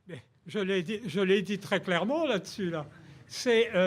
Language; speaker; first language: French; native; French